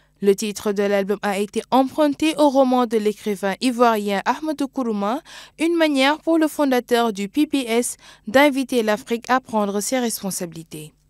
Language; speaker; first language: French; non-native, local second language; Wolof